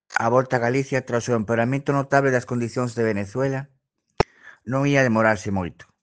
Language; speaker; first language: Galician; early bilingual, other home language; Spanish